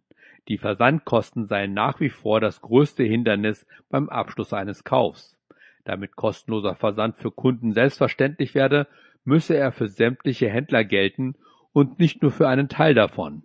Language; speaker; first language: German; native; German